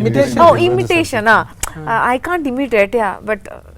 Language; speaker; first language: Telugu; non-native, learner; Bangla